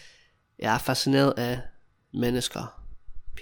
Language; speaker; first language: Danish; non-native, fluent; English